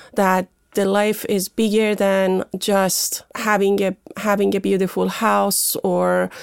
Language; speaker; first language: English; non-native, fluent; Persian